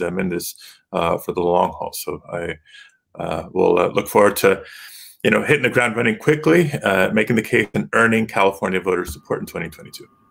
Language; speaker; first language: English; early bilingual, other home language; Spanish